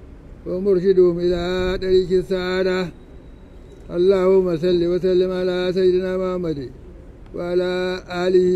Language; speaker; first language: Arabic; non-native, fluent; Hausa